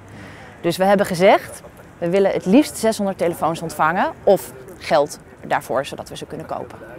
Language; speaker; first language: Dutch; native; Dutch